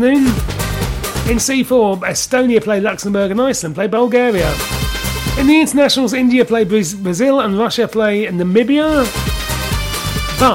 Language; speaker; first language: English; native; English